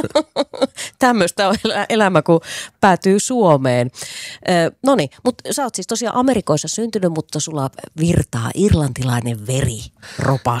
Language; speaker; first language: Finnish; native; Finnish